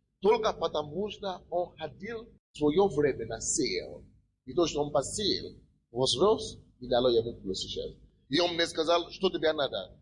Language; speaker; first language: Russian; non-native, fluent; Yoruba